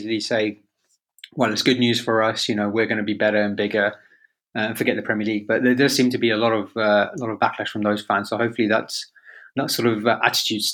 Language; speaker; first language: English; native; English